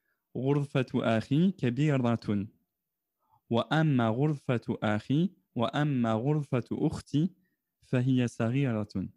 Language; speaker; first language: Arabic; non-native, fluent; French